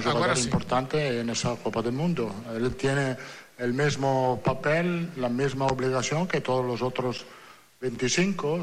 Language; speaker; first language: Portuguese; non-native, learner; Italian